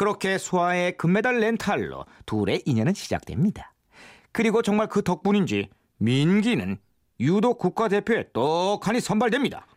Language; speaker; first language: Korean; native; Korean